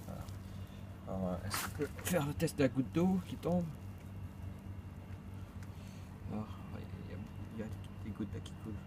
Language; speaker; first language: French; native; French